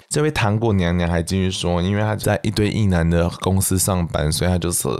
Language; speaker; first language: Chinese; native; Chinese